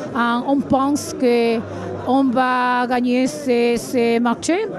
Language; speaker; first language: French; non-native, learner; Spanish